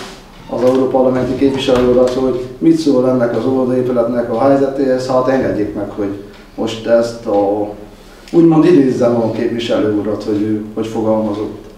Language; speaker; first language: Hungarian; native; Hungarian